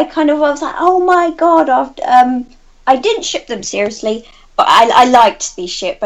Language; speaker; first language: English; native; English